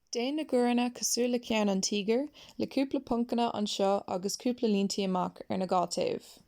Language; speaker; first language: Irish; non-native, local second language; English